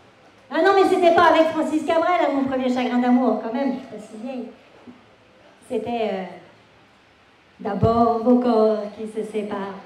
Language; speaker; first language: French; native; French